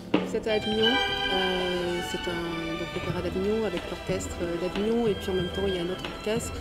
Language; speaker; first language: French; native; French